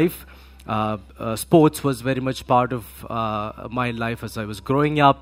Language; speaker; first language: English; non-native, local second language; Malayalam